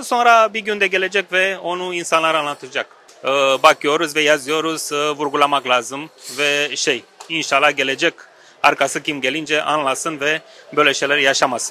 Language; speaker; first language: Turkish; non-native, learner; Romanian